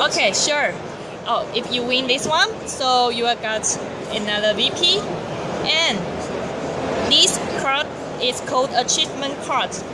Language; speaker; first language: English; non-native, learner; Chinese